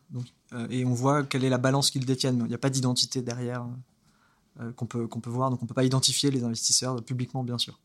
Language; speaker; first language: French; native; French